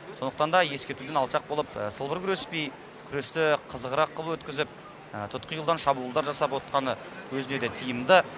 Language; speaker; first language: Kazakh; native; Kazakh